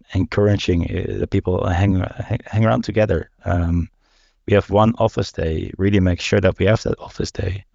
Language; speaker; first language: English; non-native, fluent; Dutch